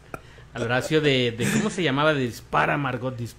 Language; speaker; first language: Spanish; native; Spanish